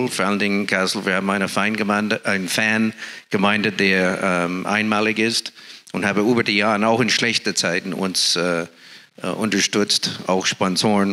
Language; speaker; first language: German; non-native, fluent; English